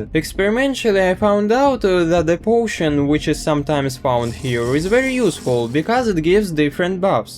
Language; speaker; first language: English; non-native, fluent; Russian